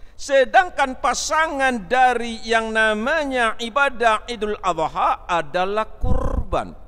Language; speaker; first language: Malay; non-native, local second language; Achinese